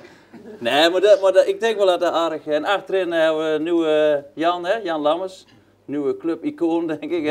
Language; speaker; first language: Dutch; native; Dutch